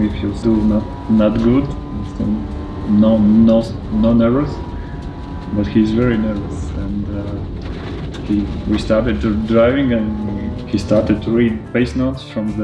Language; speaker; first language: English; non-native, learner; Latvian